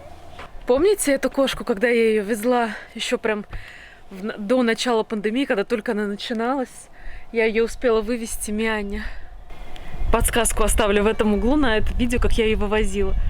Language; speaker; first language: Russian; native; Russian